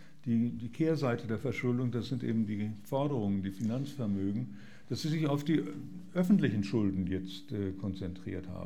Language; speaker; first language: German; native; German